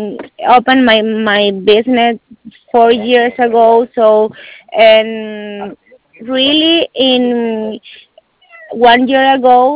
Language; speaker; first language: English; non-native, learner; Spanish